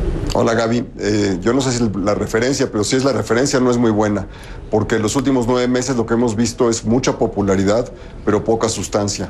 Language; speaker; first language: Spanish; native; Spanish